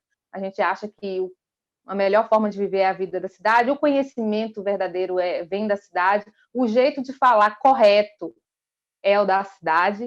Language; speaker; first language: Portuguese; native; Portuguese